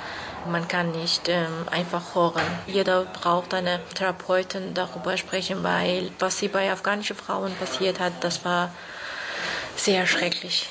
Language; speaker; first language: German; non-native, fluent; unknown